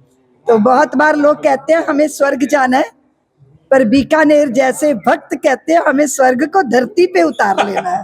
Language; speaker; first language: Hindi; native; Hindi